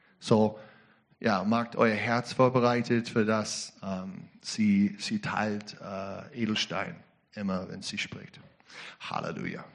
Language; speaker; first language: German; non-native, learner; English